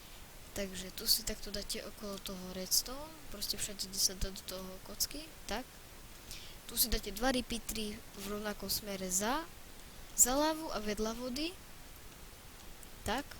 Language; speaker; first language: Slovak; native; Slovak